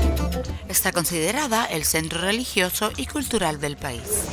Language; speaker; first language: Spanish; native; Spanish